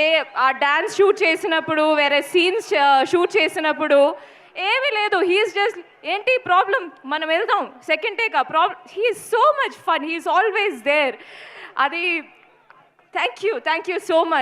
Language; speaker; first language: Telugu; non-native, learner; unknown